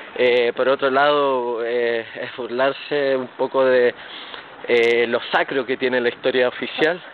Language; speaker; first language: Spanish; native; Spanish